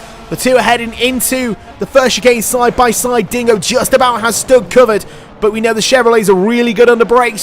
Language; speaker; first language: English; native; English